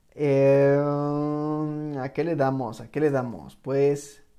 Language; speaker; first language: Spanish; native; Spanish